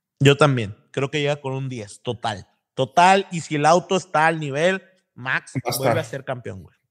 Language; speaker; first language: Spanish; native; Spanish